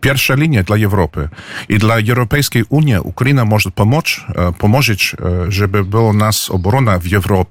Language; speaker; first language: Polish; early bilingual, heritage; English